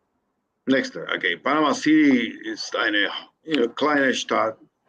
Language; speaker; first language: German; non-native, learner; Spanish